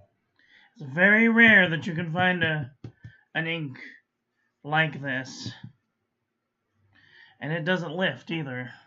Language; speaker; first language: English; native; English